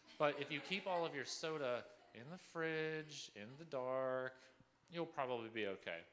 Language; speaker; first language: English; native; English